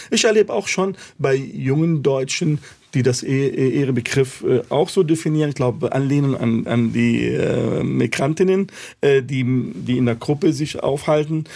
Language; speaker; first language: German; early bilingual, other home language; Arabic